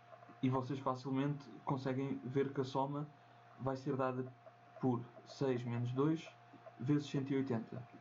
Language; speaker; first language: Portuguese; native; Portuguese